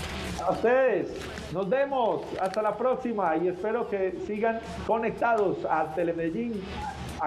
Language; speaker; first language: Spanish; native; Spanish